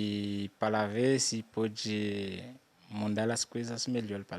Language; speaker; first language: Portuguese; non-native, learner; Haitian Creole